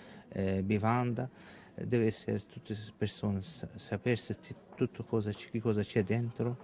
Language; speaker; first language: Italian; non-native, learner; Arabic